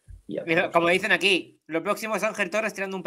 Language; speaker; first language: Spanish; native; Spanish